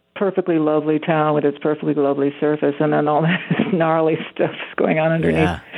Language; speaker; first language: English; native; English